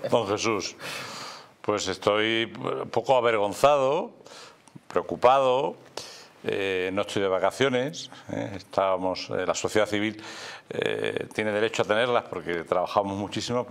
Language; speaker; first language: Spanish; native; Spanish